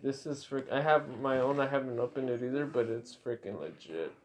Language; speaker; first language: English; early bilingual, other home language; Spanish